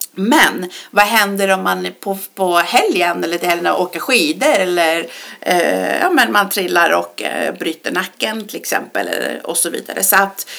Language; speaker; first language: Swedish; early bilingual, other home language; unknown